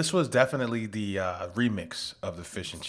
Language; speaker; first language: English; native; English